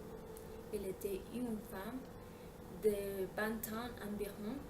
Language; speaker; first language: French; non-native, learner; Spanish